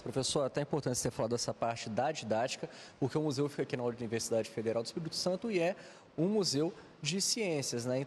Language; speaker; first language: Portuguese; native; Portuguese